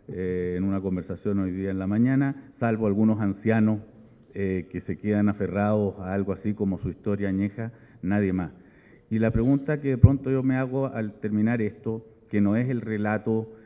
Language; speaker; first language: Spanish; native; Spanish